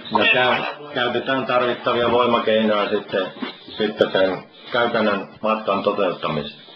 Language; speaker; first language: Finnish; native; Finnish